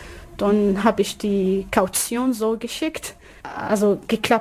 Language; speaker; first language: German; non-native, learner; Arabic